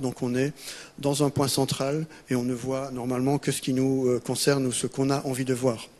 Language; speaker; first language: French; native; French